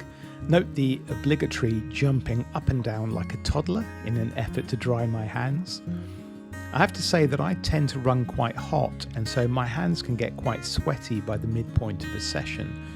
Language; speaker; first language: English; native; English